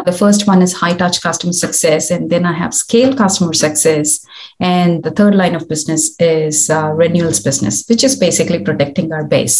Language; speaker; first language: English; non-native, local second language; Tamil